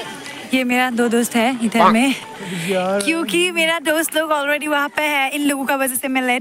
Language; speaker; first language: Hindi; non-native, local second language; Assamese